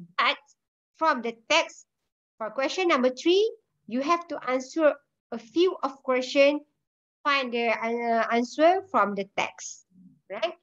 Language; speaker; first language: English; non-native, local second language; Malay